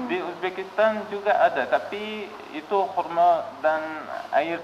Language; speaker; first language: Indonesian; non-native, learner; Uzbek